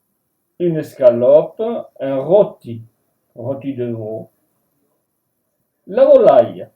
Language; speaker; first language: French; non-native, fluent; Spanish